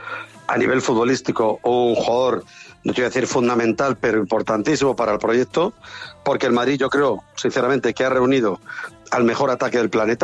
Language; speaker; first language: Spanish; native; Spanish